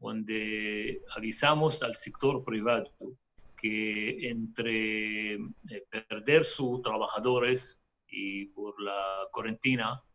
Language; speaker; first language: Spanish; non-native, fluent; Hebrew